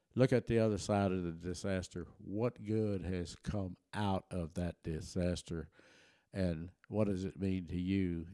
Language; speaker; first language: English; early bilingual, other home language; German